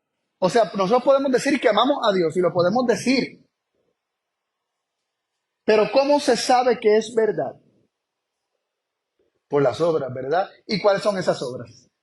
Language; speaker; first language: Spanish; native; Spanish